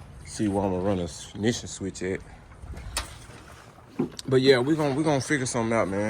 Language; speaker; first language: English; native; English